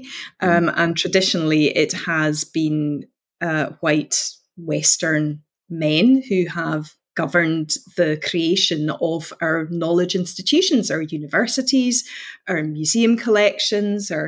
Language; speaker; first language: English; native; English